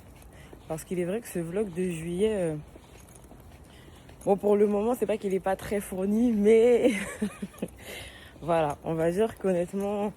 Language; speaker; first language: French; native; French